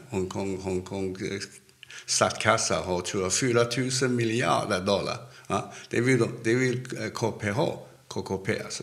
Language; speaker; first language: Swedish; non-native, fluent; Cantonese